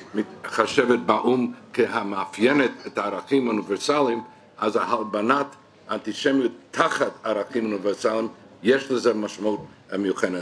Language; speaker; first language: Hebrew; non-native, fluent; English